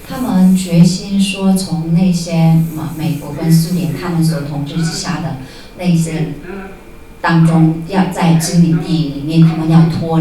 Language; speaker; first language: Chinese; native; Chinese